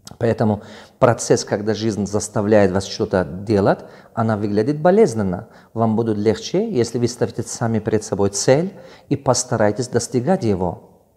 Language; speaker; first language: Russian; non-native, local second language; Tajik